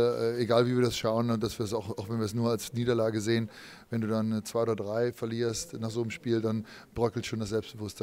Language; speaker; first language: German; native; German